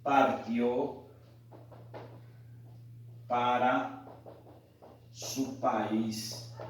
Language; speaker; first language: Spanish; non-native, fluent; Portuguese